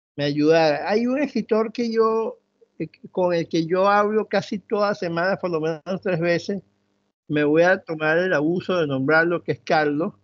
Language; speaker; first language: Spanish; native; Spanish